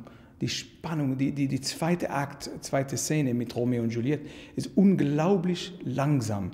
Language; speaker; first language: German; non-native, learner; French